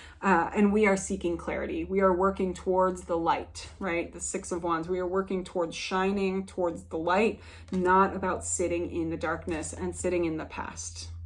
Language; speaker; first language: English; native; English